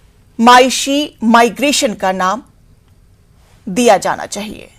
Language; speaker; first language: Hindi; native; Hindi